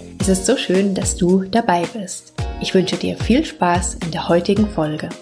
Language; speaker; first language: German; native; German